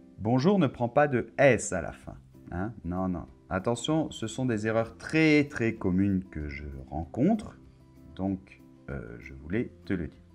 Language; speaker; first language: French; native; French